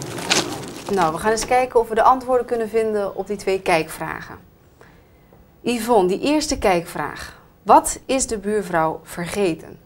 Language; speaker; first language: Dutch; native; Dutch